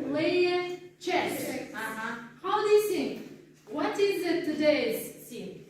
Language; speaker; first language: English; non-native, learner; Kazakh